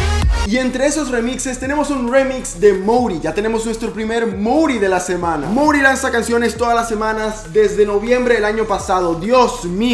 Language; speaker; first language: Spanish; native; Spanish